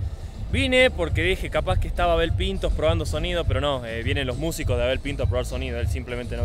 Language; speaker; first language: Spanish; native; Spanish